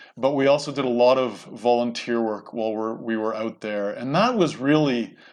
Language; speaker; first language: English; native; English